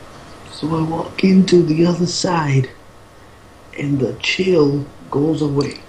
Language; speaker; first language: English; native; English